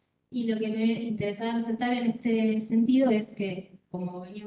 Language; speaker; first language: Spanish; native; Spanish